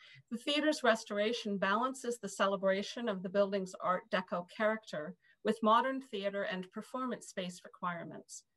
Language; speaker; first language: English; native; English